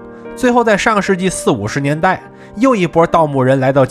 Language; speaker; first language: Chinese; native; Chinese